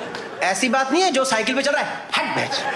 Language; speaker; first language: Hindi; native; Hindi